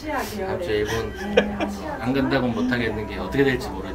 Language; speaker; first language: Korean; native; Korean